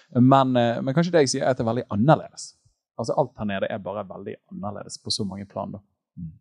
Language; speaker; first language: Norwegian; native; Norwegian